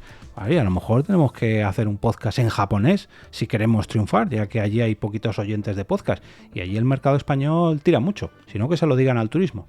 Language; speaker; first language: Spanish; native; Spanish